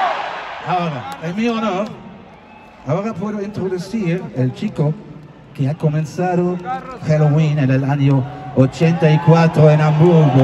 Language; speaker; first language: Spanish; non-native, fluent; German